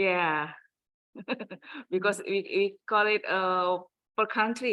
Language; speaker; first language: English; non-native, fluent; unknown